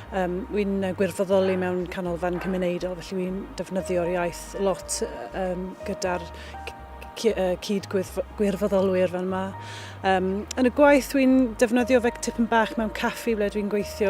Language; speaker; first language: Welsh; non-native, fluent; English